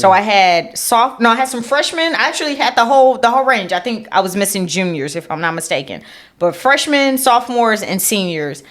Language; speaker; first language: English; native; English